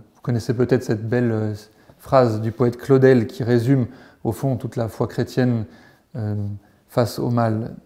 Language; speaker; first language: French; native; French